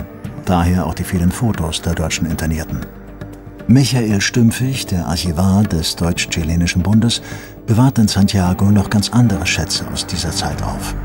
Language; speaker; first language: German; native; German